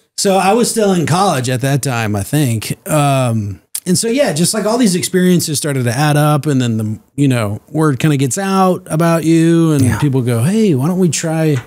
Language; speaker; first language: English; native; English